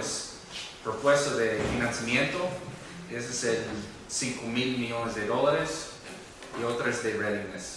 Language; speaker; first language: Spanish; non-native, fluent; English